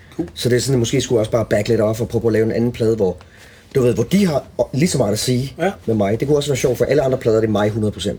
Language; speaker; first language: Danish; early bilingual, other home language; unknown